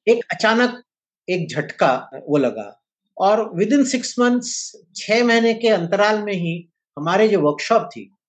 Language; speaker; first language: Hindi; native; Hindi